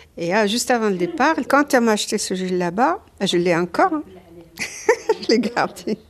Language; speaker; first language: French; non-native, local second language; Arabic